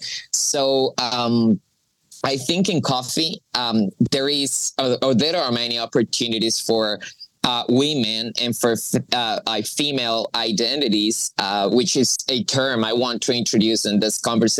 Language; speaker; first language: English; non-native, fluent; Spanish